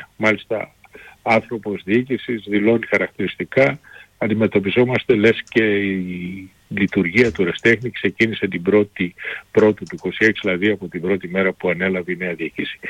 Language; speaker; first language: Greek; native; Greek